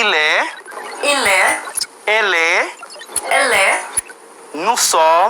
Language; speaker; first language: French; non-native, fluent; Spanish